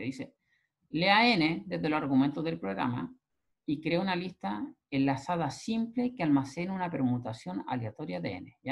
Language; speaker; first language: Spanish; native; Spanish